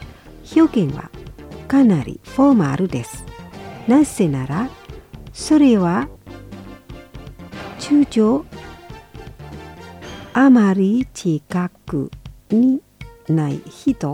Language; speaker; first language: Japanese; non-native, fluent; Indonesian